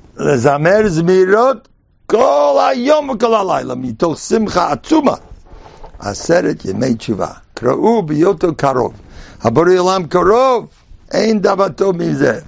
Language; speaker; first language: Hebrew; non-native, fluent; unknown